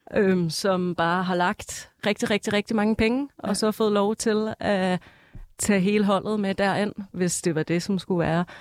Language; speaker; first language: Danish; native; Danish